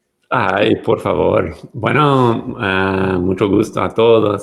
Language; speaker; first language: Spanish; non-native, fluent; English